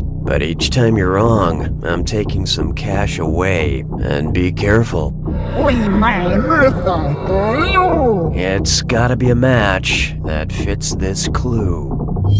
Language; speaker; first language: English; native; English